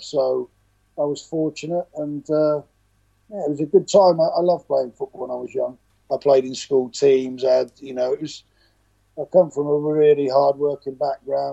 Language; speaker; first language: English; native; English